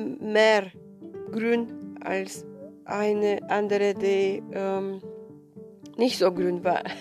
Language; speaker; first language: German; non-native, fluent; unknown